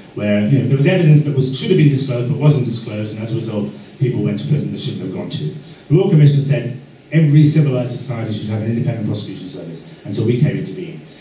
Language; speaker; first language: English; native; English